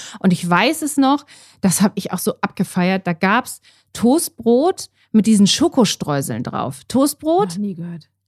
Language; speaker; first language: German; native; German